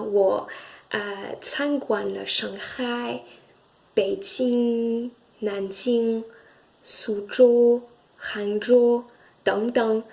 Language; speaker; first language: Chinese; non-native, learner; French